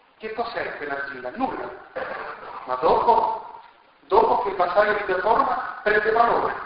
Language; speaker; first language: Italian; non-native, fluent; Spanish